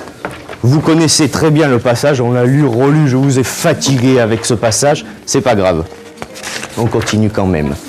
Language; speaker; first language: French; native; French